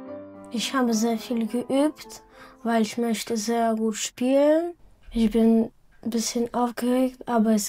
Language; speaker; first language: German; non-native, learner; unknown